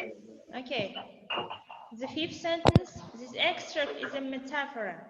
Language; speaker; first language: English; non-native, fluent; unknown